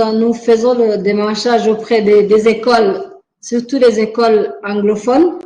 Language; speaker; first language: French; non-native, local second language; Rundi